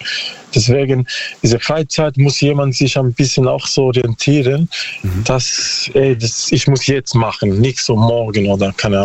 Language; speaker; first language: German; non-native, learner; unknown